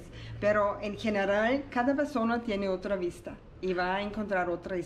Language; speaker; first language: Spanish; non-native, learner; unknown